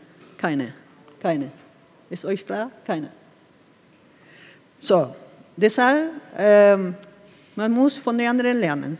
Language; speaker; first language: German; non-native, fluent; Spanish